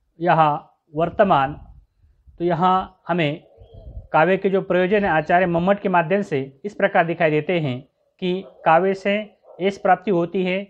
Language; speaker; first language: Hindi; non-native, local second language; Marathi